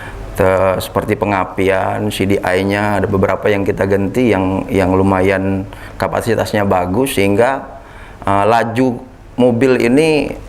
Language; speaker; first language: Indonesian; native; Indonesian